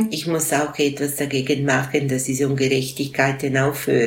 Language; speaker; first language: German; non-native, local second language; Italian